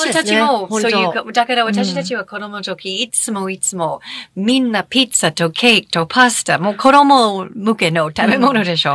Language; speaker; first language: Japanese; non-native, fluent; English